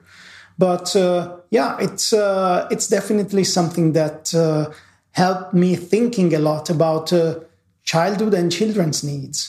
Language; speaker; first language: English; non-native, fluent; Italian